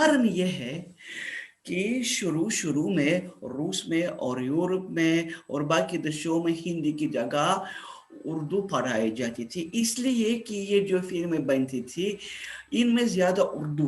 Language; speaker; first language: Hindi; non-native, fluent; Russian